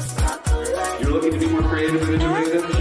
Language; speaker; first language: English; native; English